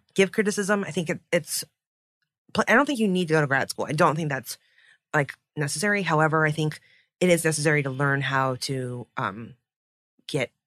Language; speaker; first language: English; native; English